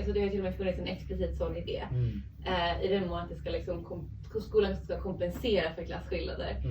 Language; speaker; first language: Swedish; native; Swedish